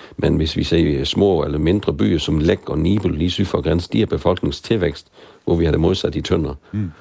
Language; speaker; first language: Danish; non-native, local second language; German